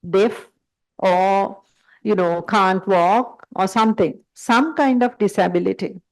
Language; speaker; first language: English; non-native, local second language; Sinhala